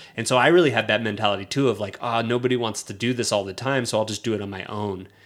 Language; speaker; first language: English; native; English